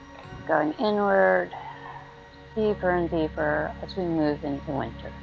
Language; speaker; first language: English; native; English